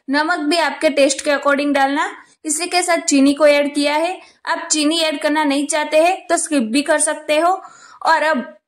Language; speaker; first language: Hindi; non-native, local second language; Gujarati